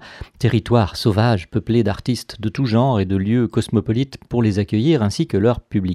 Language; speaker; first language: French; native; French